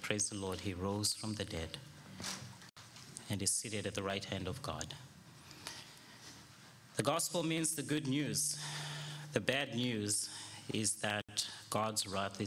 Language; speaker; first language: English; non-native, local second language; Shona